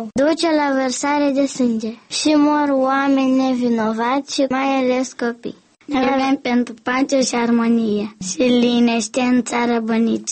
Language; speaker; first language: Romanian; early bilingual, other home language; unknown